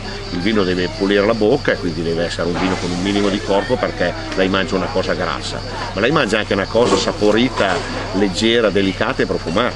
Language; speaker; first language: Italian; native; Italian